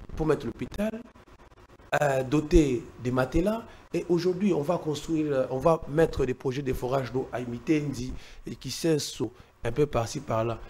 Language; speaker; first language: French; non-native, local second language; Luba-Lulua